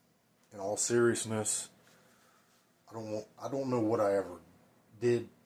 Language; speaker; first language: English; native; English